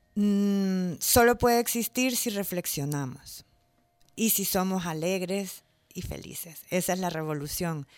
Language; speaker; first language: Spanish; native; Spanish